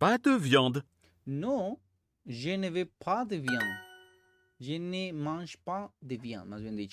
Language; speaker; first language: French; non-native, learner; Spanish